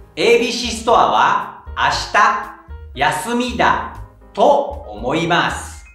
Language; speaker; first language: Japanese; non-native, fluent; Indonesian